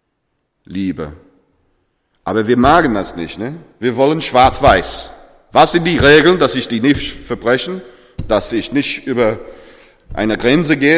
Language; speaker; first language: German; non-native, fluent; English